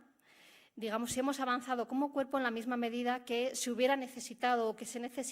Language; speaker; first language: Spanish; native; Spanish